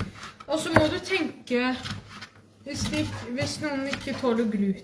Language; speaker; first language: Norwegian; non-native, local second language; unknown